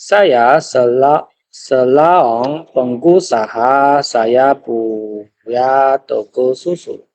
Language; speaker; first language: Indonesian; non-native, learner; Chinese